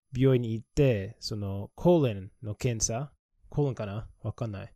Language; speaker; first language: Japanese; non-native, fluent; English